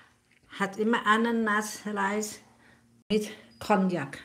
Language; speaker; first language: German; non-native, learner; Thai